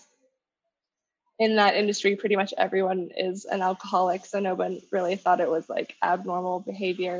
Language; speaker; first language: English; native; English